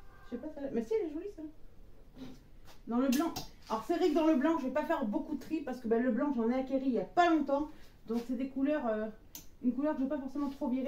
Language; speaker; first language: French; native; French